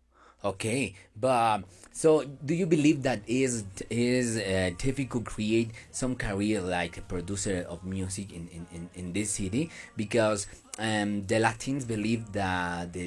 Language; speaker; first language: English; non-native, learner; Spanish